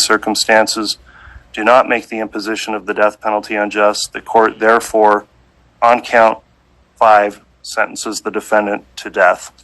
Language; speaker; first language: English; native; English